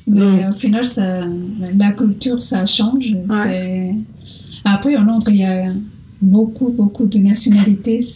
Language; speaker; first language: French; non-native, learner; Portuguese